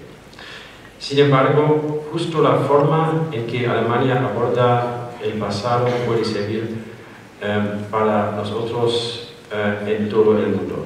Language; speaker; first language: Spanish; non-native, fluent; German